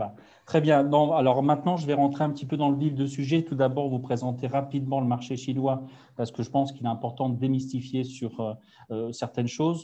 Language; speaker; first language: French; native; French